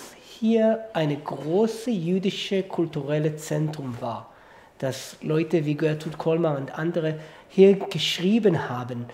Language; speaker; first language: German; non-native, fluent; Hebrew